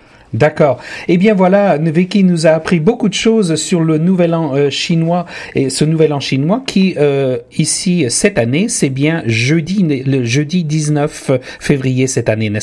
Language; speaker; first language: French; native; French